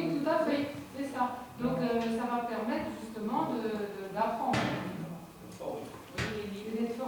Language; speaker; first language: French; native; French